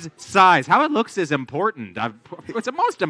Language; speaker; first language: English; native; English